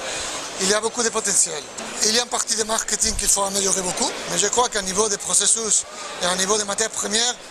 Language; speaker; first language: French; non-native, learner; Spanish